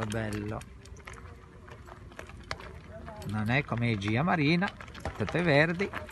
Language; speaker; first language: Italian; non-native, learner; Arabic